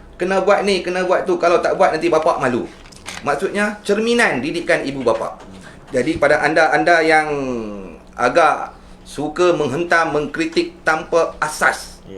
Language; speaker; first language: Malay; native; Malay